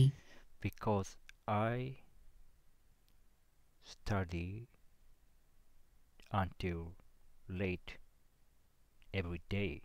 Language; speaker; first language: English; non-native, learner; Japanese